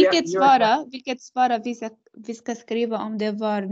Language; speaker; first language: Swedish; non-native, learner; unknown